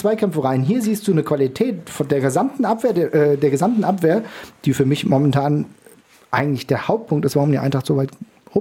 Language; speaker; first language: German; native; German